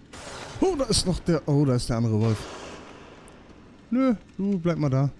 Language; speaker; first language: German; native; German